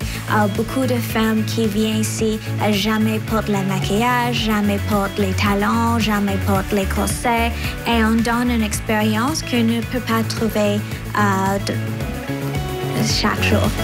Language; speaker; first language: French; non-native, learner; English